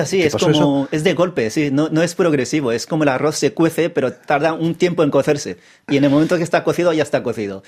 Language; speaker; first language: Spanish; early bilingual, other home language; Chinese